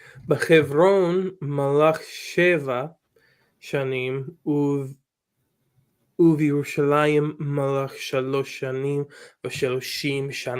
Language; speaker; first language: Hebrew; non-native, learner; English